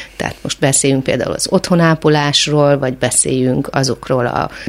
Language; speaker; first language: Hungarian; native; Hungarian